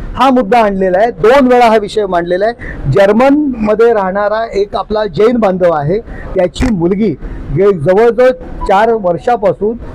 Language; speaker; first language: Marathi; native; Marathi